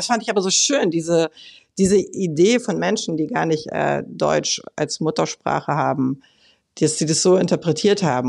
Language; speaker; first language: German; native; German